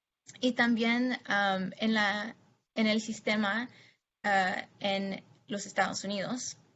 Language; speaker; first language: Spanish; non-native, fluent; English